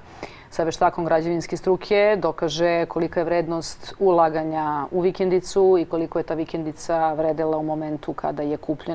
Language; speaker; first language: Croatian; native; Croatian